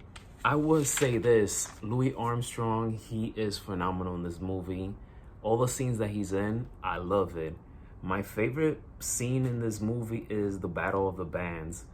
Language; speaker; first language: English; native; English